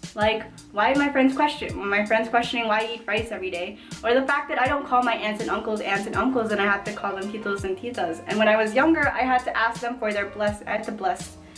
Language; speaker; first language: English; native; English